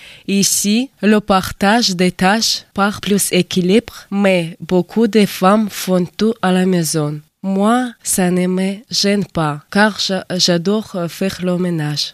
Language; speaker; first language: French; non-native, learner; Russian